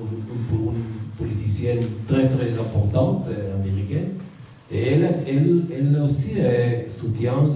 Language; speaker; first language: French; non-native, learner; Hebrew